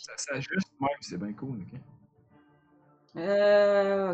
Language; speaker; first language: French; native; French